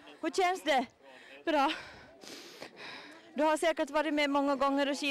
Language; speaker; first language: Swedish; native; Swedish